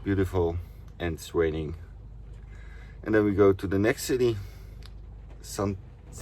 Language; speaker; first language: English; non-native, learner; Dutch